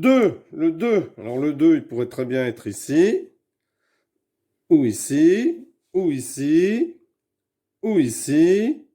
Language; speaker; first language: French; native; French